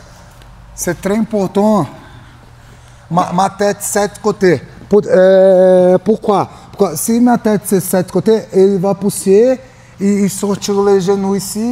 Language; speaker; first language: French; non-native, learner; Portuguese